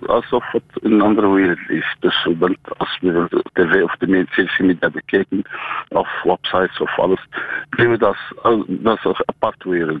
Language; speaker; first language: Dutch; non-native, fluent; Arabic